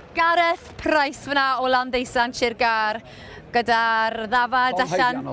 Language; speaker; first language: Welsh; native; Welsh